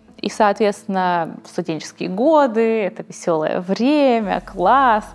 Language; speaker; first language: Russian; native; Russian